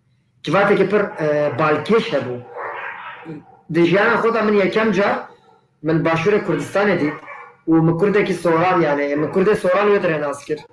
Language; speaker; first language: Kurdish; non-native, local second language; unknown